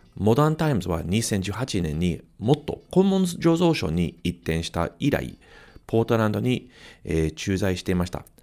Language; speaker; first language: Japanese; non-native, fluent; English